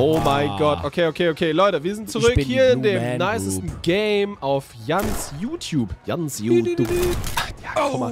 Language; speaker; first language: German; native; German